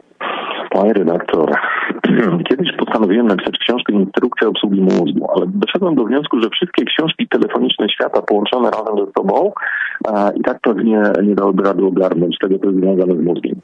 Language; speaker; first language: Polish; native; Polish